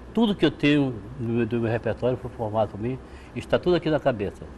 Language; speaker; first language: Portuguese; native; Portuguese